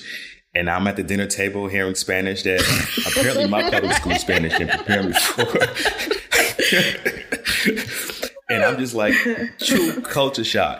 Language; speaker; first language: English; native; English